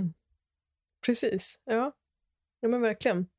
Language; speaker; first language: Swedish; native; Swedish